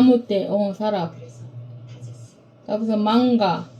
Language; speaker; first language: Filipino; non-native, learner; Korean